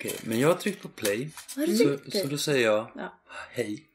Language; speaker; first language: Swedish; native; Swedish